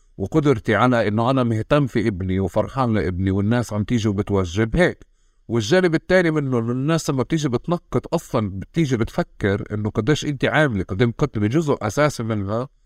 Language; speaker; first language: Arabic; native; Arabic